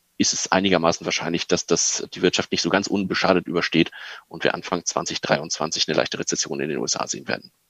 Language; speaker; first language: German; native; German